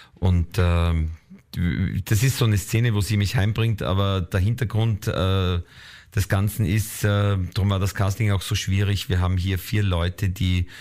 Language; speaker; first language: German; native; German